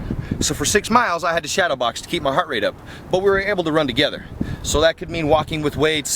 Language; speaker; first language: English; native; English